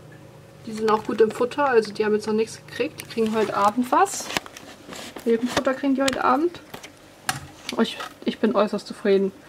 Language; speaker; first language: German; native; German